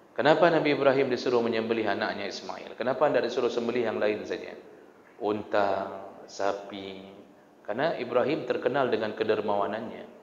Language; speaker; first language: Malay; non-native, local second language; Achinese